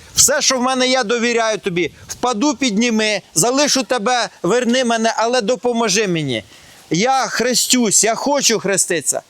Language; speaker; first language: Ukrainian; non-native, local second language; Russian